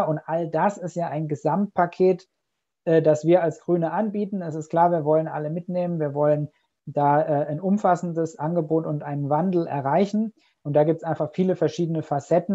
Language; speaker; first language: German; native; German